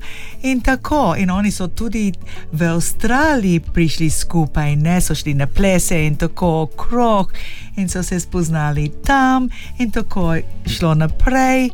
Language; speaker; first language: Slovenian; early bilingual, heritage; Slovenian